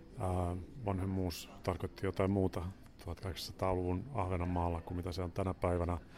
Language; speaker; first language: Finnish; non-native, local second language; Swedish